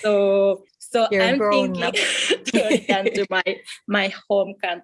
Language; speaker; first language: English; non-native, fluent; Japanese